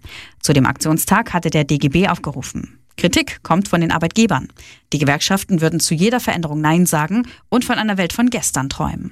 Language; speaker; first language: German; native; German